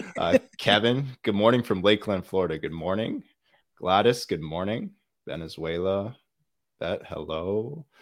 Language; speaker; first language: English; native; English